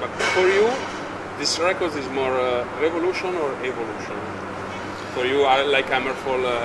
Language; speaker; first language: English; non-native, learner; Italian